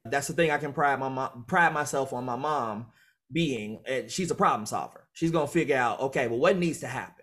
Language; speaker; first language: English; native; English